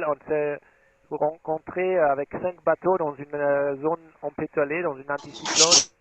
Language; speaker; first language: French; non-native, fluent; German